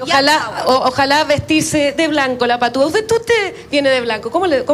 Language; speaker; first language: Spanish; native; Spanish